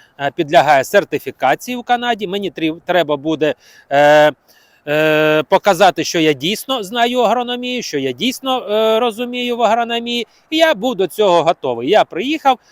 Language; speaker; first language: Ukrainian; native; Ukrainian